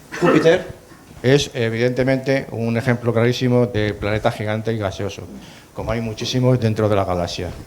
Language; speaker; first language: Spanish; native; Spanish